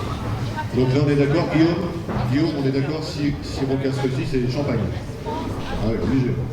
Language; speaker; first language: French; native; French